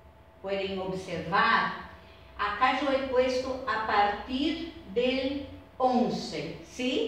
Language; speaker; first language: Spanish; non-native, fluent; Portuguese